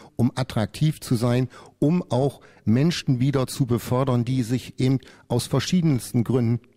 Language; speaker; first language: German; native; German